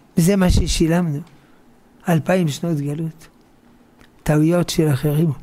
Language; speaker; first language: Hebrew; non-native, fluent; French